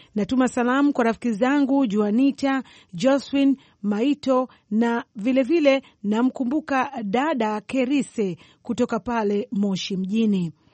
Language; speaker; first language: Swahili; native; Swahili